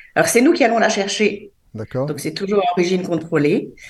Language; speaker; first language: French; early bilingual, other home language; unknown